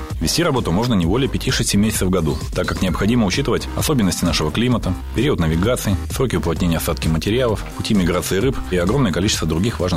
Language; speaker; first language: Russian; native; Russian